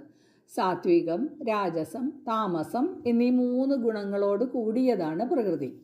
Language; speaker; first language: Malayalam; native; Malayalam